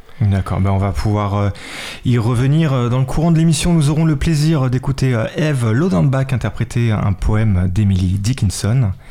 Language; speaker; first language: French; native; French